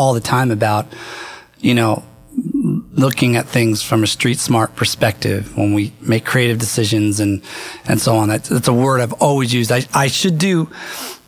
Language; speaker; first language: English; native; English